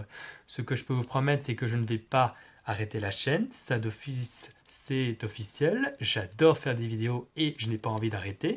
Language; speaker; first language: French; native; French